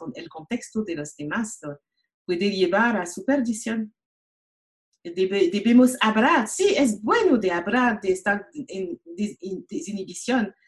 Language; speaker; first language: Spanish; non-native, fluent; French